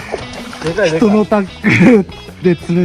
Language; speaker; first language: Japanese; native; Japanese